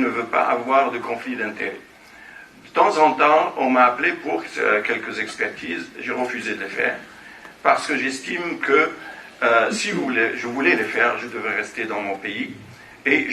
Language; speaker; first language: French; non-native, local second language; Arabic